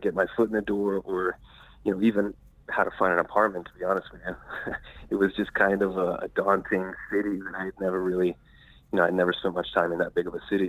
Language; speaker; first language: English; native; English